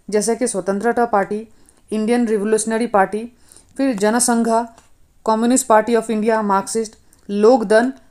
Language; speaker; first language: Hindi; non-native, local second language; Nepali